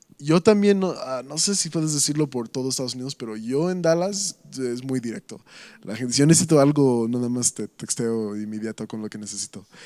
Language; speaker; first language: Spanish; non-native, fluent; English